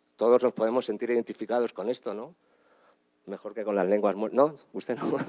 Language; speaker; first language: Spanish; native; Spanish